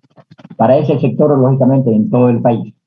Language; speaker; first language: Spanish; native; Spanish